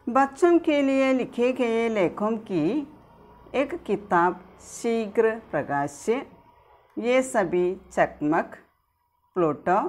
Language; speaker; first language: Hindi; non-native, local second language; Malayalam